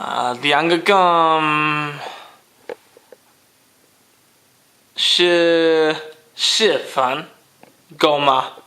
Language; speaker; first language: Chinese; non-native, learner; Cantonese